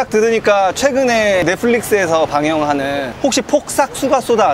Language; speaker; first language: Korean; native; Korean